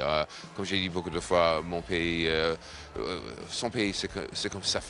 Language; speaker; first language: French; non-native, fluent; English